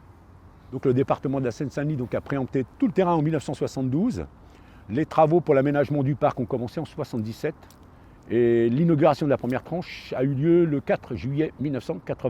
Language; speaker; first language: French; native; French